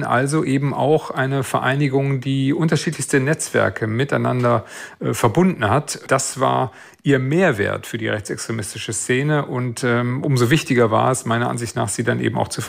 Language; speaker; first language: German; native; German